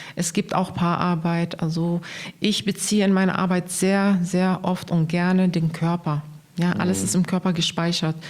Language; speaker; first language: German; non-native, fluent; Arabic